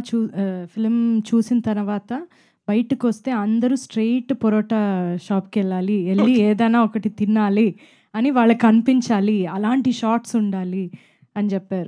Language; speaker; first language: Telugu; non-native, fluent; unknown